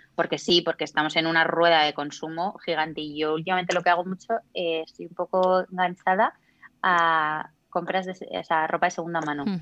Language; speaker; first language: Spanish; native; Spanish